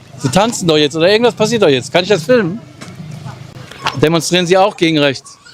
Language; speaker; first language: German; native; German